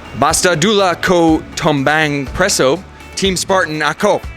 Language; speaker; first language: Cebuano; non-native, learner; English